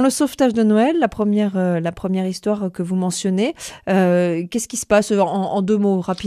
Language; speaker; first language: French; native; French